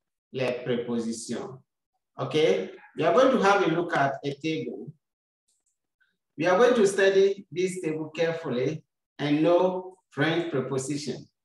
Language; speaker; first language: English; non-native, local second language; Akan